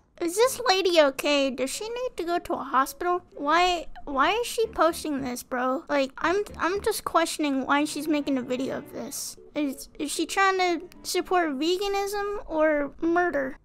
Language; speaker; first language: English; native; English